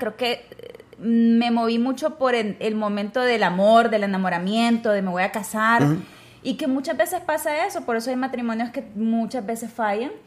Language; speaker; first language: Spanish; native; Spanish